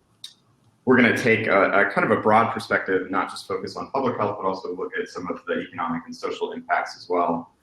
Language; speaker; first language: English; native; English